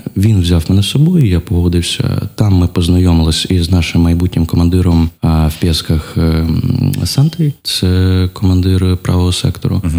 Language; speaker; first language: Ukrainian; non-native, local second language; Russian